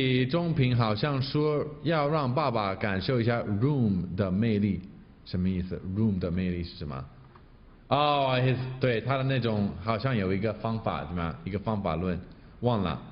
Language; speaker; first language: Chinese; non-native, fluent; English